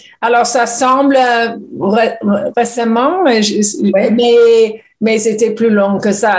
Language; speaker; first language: French; non-native, learner; English